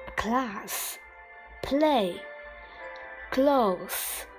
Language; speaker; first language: English; non-native, fluent; Chinese